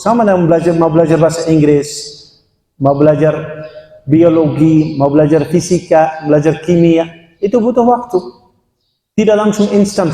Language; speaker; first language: Indonesian; non-native, fluent; Dutch